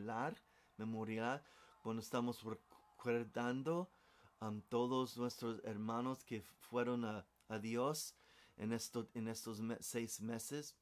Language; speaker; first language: Spanish; non-native, learner; English